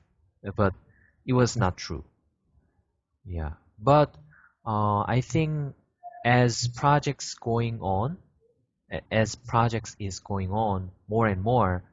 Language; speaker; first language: English; non-native, fluent; Korean